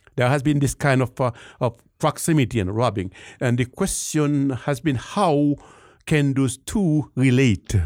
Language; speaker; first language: English; non-native, fluent; Haitian Creole